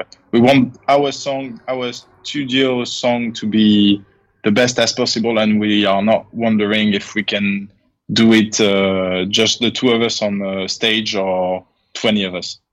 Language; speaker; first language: English; non-native, fluent; French